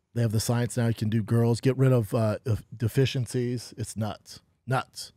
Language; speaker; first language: English; native; English